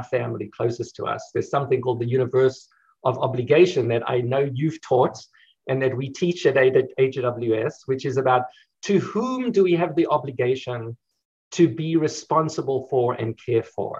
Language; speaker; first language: English; native; English